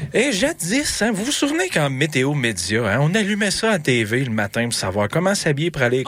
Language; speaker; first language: French; native; French